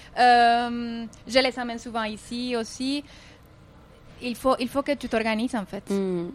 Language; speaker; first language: French; non-native, fluent; Spanish